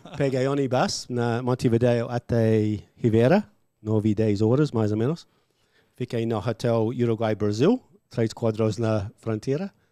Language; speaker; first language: Portuguese; non-native, learner; English